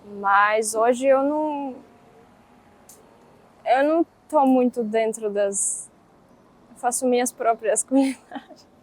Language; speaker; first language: Portuguese; non-native, fluent; Russian